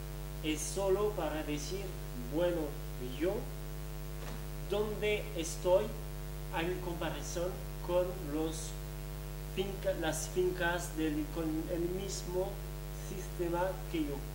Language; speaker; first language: Spanish; non-native, fluent; French